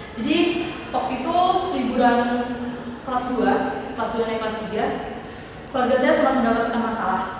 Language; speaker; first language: Indonesian; native; Indonesian